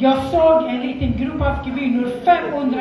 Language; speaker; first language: Swedish; non-native, learner; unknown